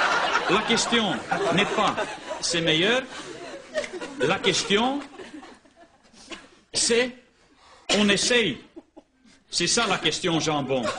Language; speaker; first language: French; non-native, local second language; Dutch